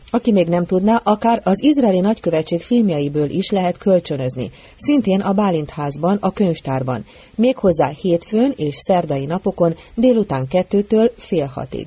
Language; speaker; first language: Hungarian; native; Hungarian